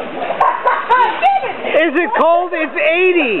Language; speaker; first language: English; native; English